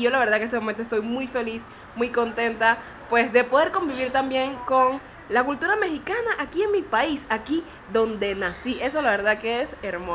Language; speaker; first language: Spanish; native; Spanish